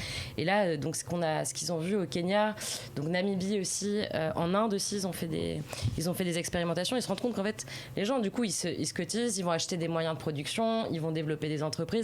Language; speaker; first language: French; native; French